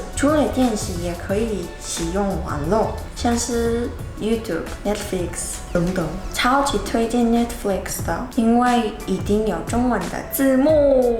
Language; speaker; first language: Chinese; non-native, fluent; Mongolian